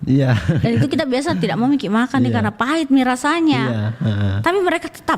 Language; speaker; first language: Indonesian; native; Indonesian